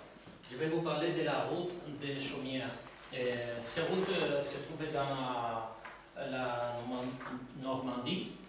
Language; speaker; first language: French; non-native, learner; Spanish